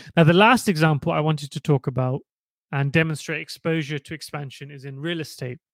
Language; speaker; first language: English; native; English